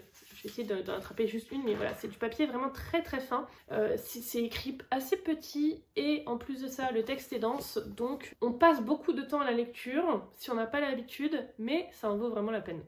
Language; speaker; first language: French; native; French